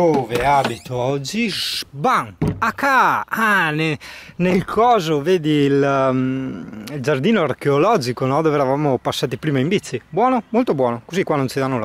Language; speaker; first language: Italian; native; Italian